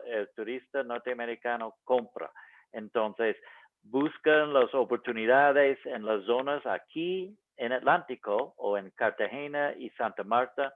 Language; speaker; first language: Spanish; non-native, fluent; English